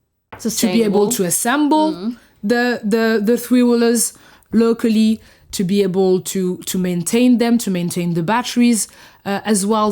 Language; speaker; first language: English; non-native, fluent; French